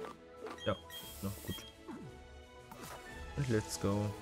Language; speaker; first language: German; native; German